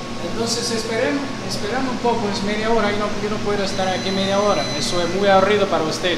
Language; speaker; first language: Spanish; non-native, fluent; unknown